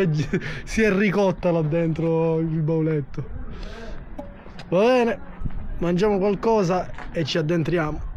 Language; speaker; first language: Italian; native; Italian